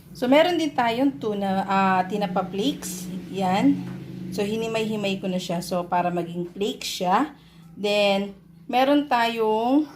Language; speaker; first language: Filipino; non-native, local second language; Bikol